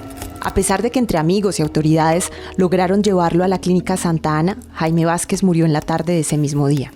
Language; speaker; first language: Spanish; native; Spanish